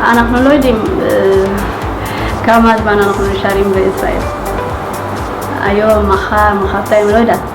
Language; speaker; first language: Hebrew; non-native, learner; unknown